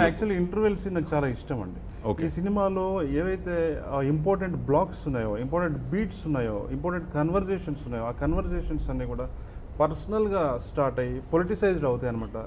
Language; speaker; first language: Telugu; native; Telugu